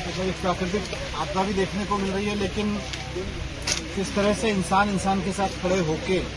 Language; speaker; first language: Hindi; native; Hindi